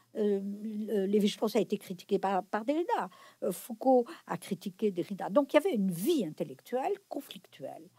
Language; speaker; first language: French; native; French